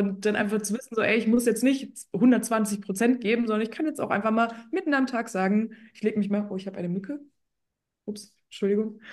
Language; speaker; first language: German; early bilingual, other home language; Polish